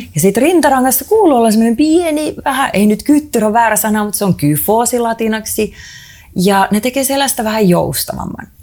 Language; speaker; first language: Finnish; non-native, fluent; Estonian